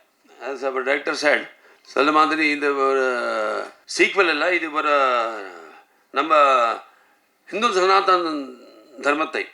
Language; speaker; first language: Tamil; non-native, local second language; Telugu